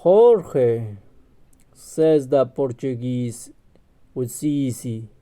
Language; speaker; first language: English; non-native, learner; Spanish